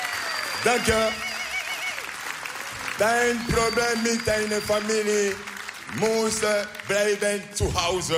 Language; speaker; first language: Dutch; non-native, learner; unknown